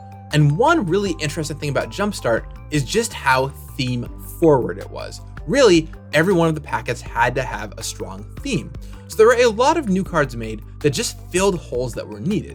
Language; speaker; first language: English; native; English